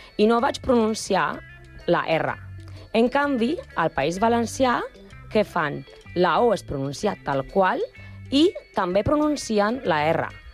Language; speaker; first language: Catalan; non-native, learner; Spanish